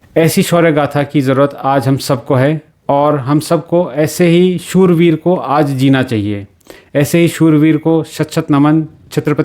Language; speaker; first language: Hindi; native; Hindi